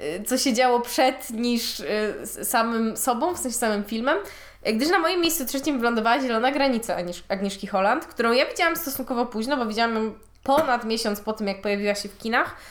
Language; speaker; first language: Polish; native; Polish